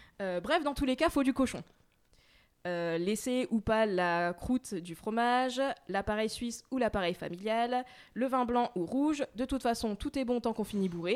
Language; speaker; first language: French; native; French